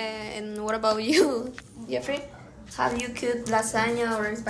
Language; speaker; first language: English; non-native, learner; Spanish